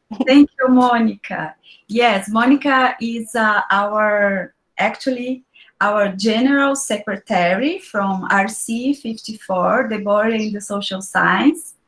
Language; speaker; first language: English; non-native, learner; Portuguese